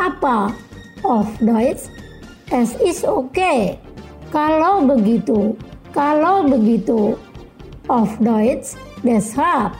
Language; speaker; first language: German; non-native, fluent; Indonesian